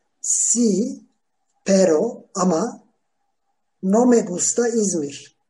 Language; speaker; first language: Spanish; non-native, fluent; Turkish